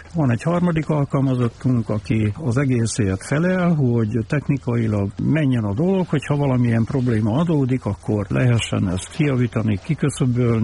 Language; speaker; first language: Hungarian; native; Hungarian